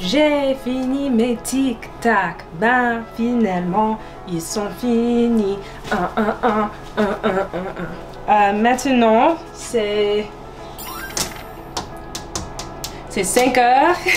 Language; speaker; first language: French; non-native, learner; English